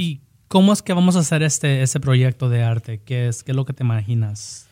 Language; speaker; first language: Spanish; early bilingual, heritage; Spanish